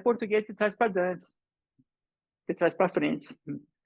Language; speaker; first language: Portuguese; early bilingual, other home language; English